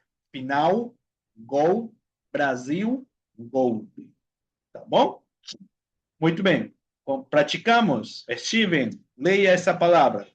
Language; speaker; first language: Portuguese; non-native, fluent; Spanish